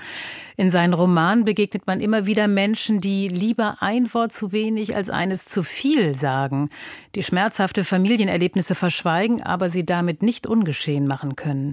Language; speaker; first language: German; native; German